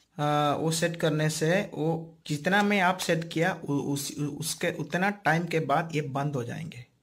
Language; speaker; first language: Hindi; non-native, local second language; Malayalam